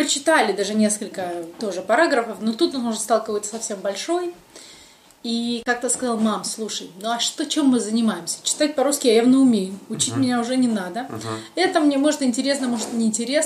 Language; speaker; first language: Russian; native; Russian